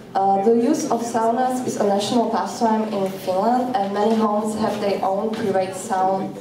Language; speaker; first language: English; non-native, learner; Slovak